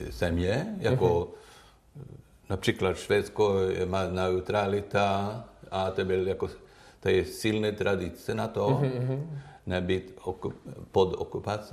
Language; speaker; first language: Czech; non-native, learner; Swedish